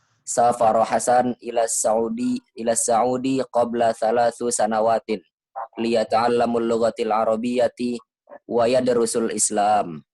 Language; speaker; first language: Arabic; non-native, learner; Indonesian